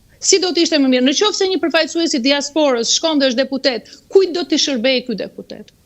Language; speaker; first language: Albanian; native; Albanian